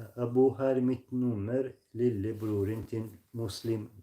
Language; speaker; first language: English; non-native, learner; Russian